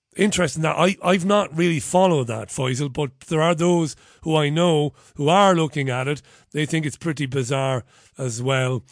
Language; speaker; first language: English; native; English